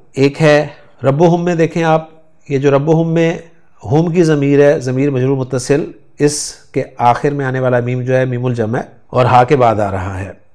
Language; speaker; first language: Urdu; native; Urdu